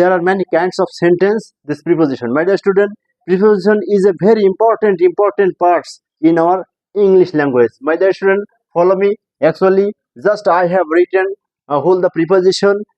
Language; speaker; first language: English; non-native, local second language; Bangla